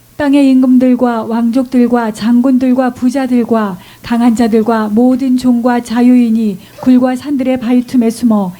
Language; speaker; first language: Korean; native; Korean